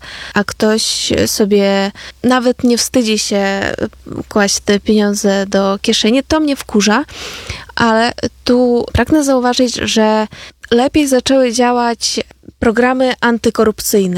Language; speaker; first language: Polish; non-native, fluent; Ukrainian